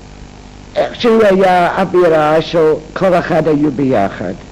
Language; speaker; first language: Hebrew; non-native, fluent; English